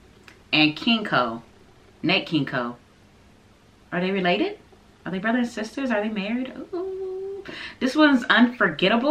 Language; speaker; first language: English; native; English